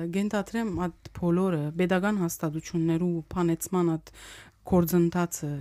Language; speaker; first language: Armenian; early bilingual, heritage; Armenian